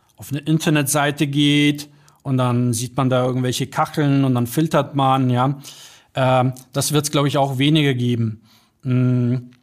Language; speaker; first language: German; early bilingual, other home language; Polish